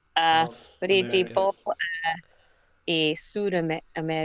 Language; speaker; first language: Danish; non-native, learner; English